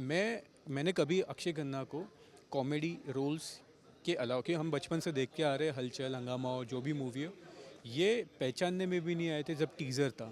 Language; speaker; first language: Hindi; native; Hindi